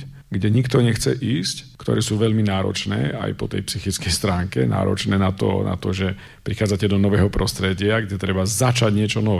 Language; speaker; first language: Slovak; native; Slovak